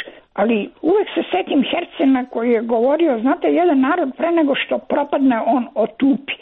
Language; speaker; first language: Croatian; native; Croatian